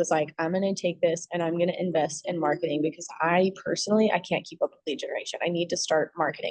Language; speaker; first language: English; native; English